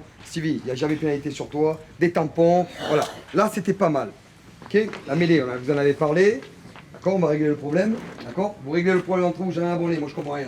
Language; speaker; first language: French; native; French